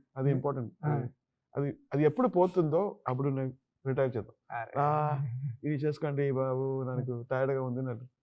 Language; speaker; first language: Telugu; non-native, learner; Tamil